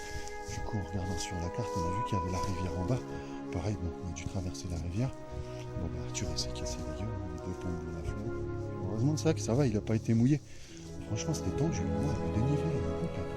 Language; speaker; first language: French; native; French